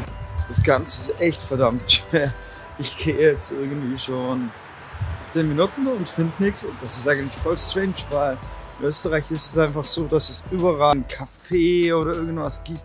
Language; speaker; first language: German; native; German